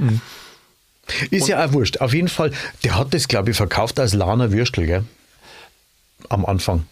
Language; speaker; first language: German; native; German